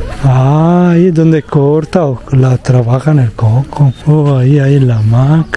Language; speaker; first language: Spanish; non-native, fluent; Italian